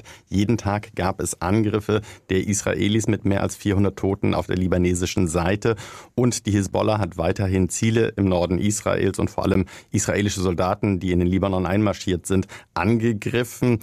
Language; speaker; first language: German; native; German